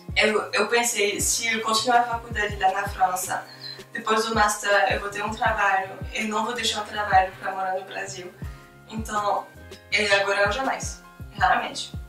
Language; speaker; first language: Portuguese; non-native, fluent; French